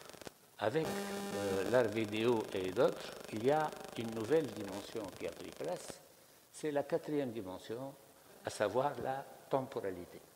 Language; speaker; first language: French; non-native, local second language; Arabic